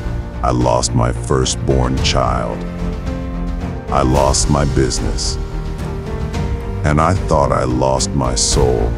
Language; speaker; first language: English; non-native, fluent; Czech